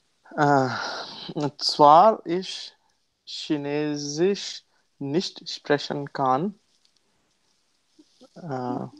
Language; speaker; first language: German; non-native, learner; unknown